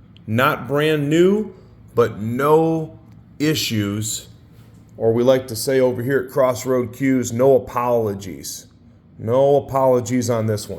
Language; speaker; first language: English; native; English